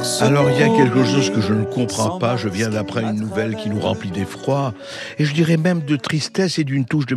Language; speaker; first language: French; native; French